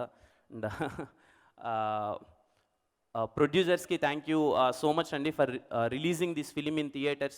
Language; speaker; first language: Telugu; native; Telugu